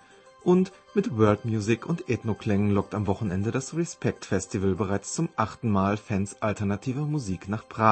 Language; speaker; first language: German; native; German